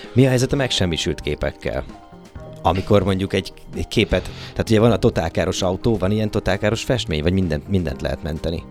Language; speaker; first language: Hungarian; native; Hungarian